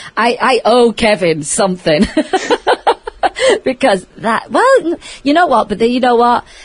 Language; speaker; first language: English; native; English